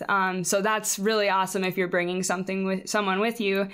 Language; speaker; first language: English; native; English